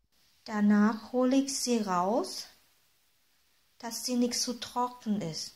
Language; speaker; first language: German; non-native, fluent; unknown